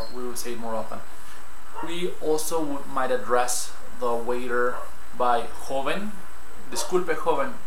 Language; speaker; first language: English; non-native, fluent; Spanish